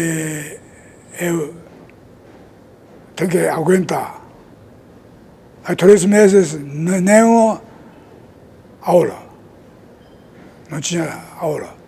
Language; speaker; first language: Portuguese; non-native, learner; Japanese